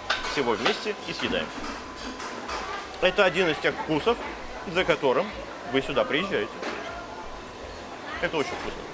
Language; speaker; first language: Russian; native; Russian